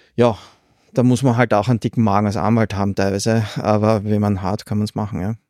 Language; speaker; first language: German; native; German